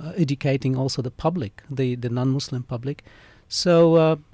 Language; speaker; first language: English; early bilingual, other home language; Arabic